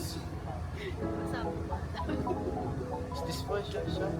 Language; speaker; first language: English; non-native, learner; Filipino